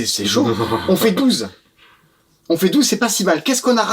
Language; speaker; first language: French; native; French